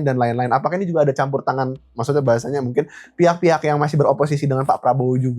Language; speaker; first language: Indonesian; native; Indonesian